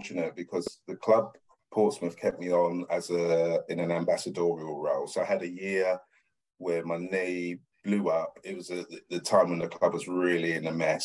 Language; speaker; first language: English; native; English